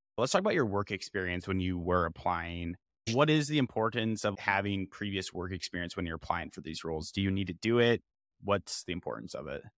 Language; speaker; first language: English; native; English